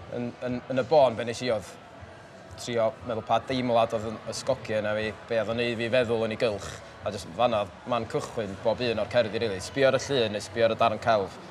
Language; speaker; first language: Welsh; native; Welsh